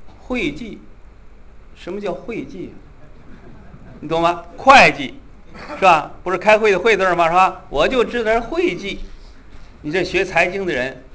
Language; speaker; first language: Chinese; native; Chinese